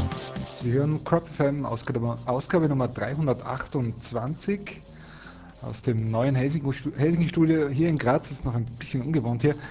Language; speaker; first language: German; native; German